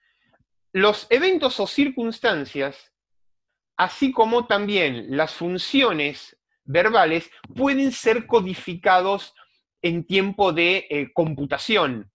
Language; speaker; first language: Spanish; native; Spanish